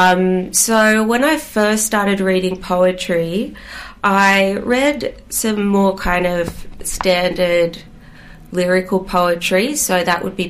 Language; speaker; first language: English; native; English